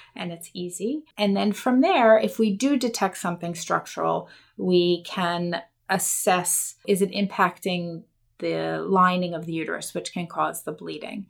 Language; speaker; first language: English; native; English